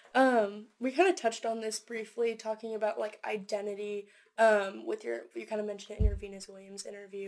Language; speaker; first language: English; native; English